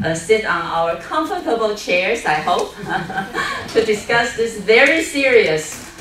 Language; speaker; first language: English; non-native, fluent; Chinese